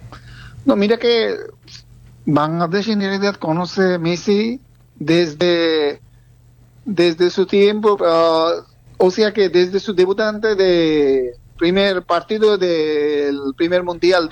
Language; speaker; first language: Spanish; non-native, fluent; Bangla